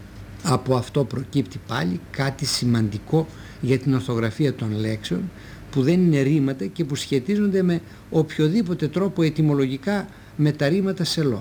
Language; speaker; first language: Greek; native; Greek